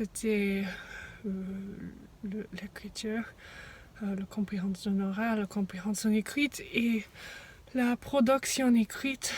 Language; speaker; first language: French; non-native, fluent; English